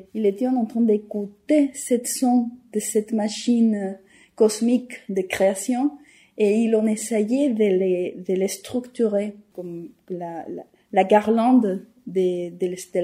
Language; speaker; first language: French; non-native, fluent; Spanish